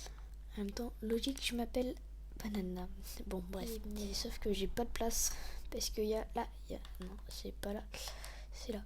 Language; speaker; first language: French; native; French